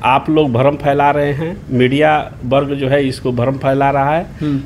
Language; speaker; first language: Hindi; native; Hindi